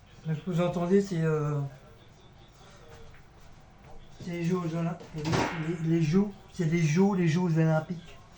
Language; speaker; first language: French; native; French